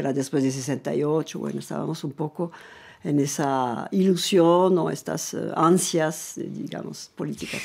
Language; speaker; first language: Spanish; non-native, fluent; French